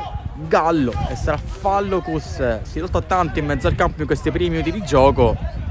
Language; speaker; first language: Italian; native; Italian